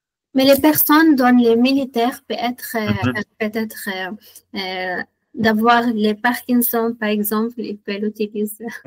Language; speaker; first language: French; non-native, fluent; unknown